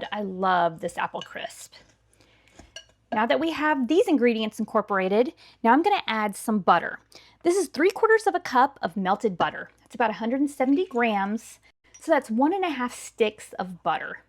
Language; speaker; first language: English; native; English